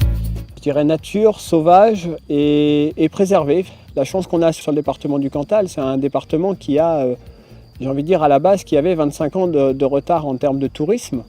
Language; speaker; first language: French; native; French